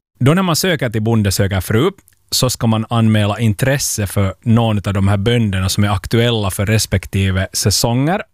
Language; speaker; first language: Swedish; native; Swedish